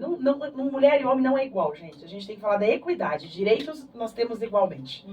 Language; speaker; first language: Portuguese; native; Portuguese